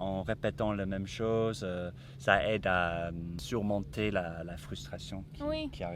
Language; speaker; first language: French; non-native, fluent; English